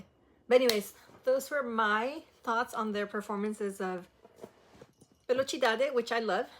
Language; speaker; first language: English; early bilingual, other home language; Spanish